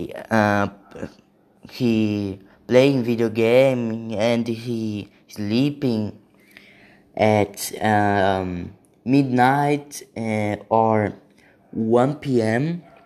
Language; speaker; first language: English; non-native, learner; Portuguese